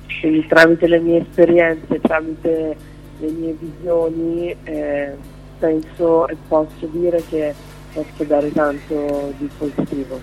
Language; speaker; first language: Italian; early bilingual, other home language; Russian